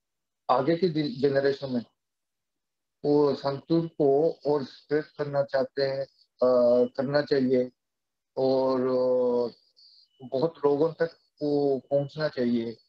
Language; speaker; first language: Hindi; non-native, fluent; Japanese